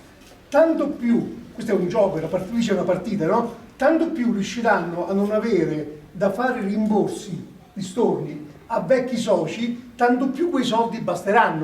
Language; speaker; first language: Italian; native; Italian